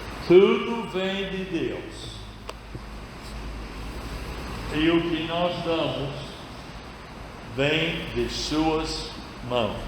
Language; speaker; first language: Portuguese; non-native, fluent; English